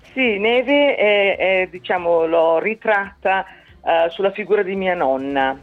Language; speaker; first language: Italian; native; Italian